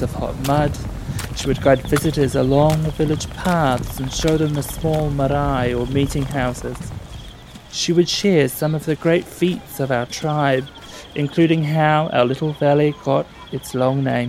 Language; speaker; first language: English; native; English